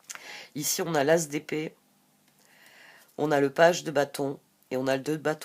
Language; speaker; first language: French; native; French